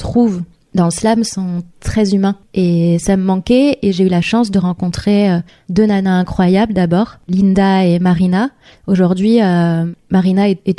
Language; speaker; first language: French; native; French